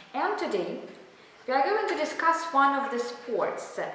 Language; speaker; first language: English; non-native, fluent; Russian